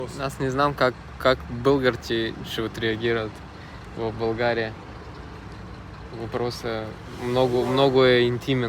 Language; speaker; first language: Bulgarian; non-native, learner; Russian